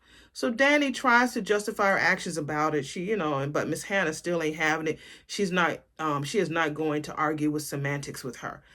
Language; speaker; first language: English; native; English